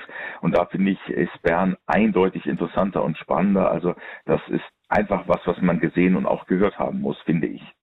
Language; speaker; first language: German; native; German